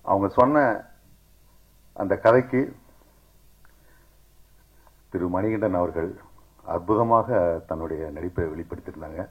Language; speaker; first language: Tamil; native; Tamil